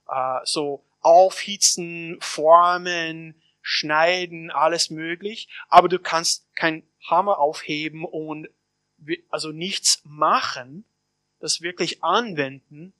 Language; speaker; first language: German; non-native, fluent; English